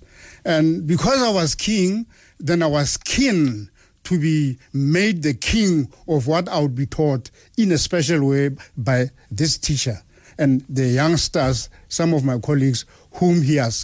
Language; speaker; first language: English; non-native, local second language; Tswana